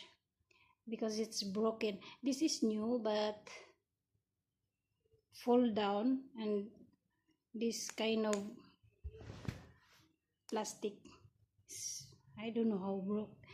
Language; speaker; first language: English; non-native, learner; Filipino